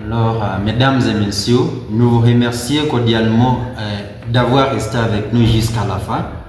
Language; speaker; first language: French; non-native, learner; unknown